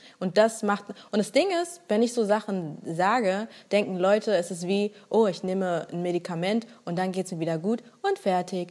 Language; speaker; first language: German; early bilingual, other home language; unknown